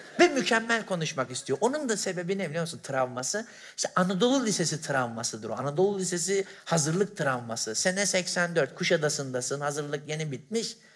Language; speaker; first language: Turkish; native; Turkish